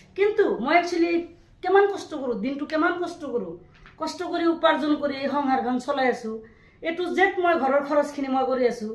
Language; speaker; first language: Assamese; non-native, local second language; Bangla